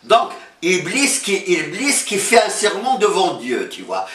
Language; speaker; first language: French; non-native, local second language; Arabic